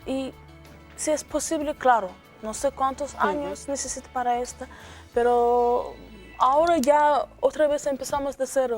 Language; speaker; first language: Spanish; non-native, learner; Azerbaijani